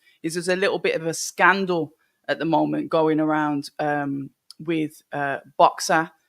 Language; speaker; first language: English; native; English